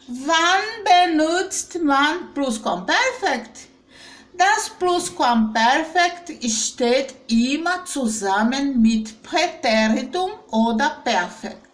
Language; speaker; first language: German; non-native, fluent; Portuguese